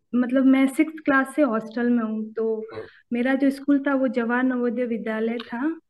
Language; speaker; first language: Hindi; native; Hindi